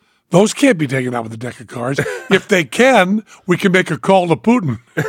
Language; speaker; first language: English; native; English